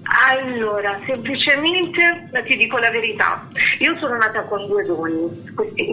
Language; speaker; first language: Italian; early bilingual, heritage; Italian